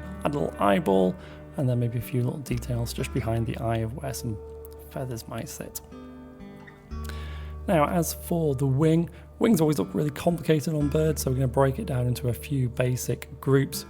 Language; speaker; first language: English; native; English